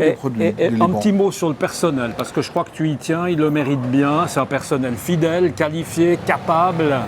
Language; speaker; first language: French; native; French